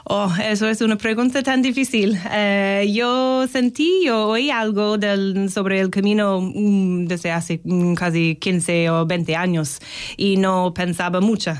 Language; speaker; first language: Spanish; non-native, fluent; English